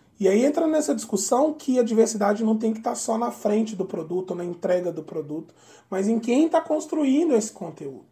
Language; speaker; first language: Portuguese; native; Portuguese